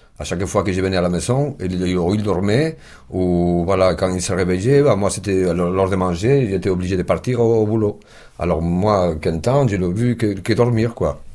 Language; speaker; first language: French; non-native, fluent; Spanish